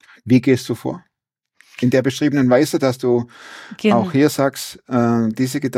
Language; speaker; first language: German; native; German